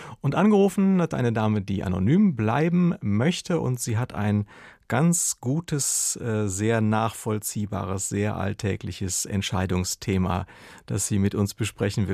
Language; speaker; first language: German; native; German